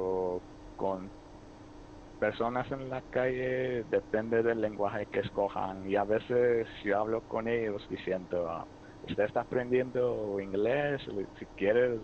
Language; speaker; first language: Spanish; early bilingual, heritage; Spanish